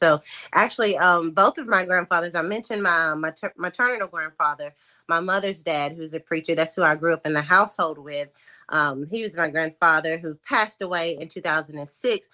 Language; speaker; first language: English; native; English